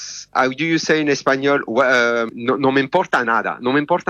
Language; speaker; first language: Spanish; non-native, learner; French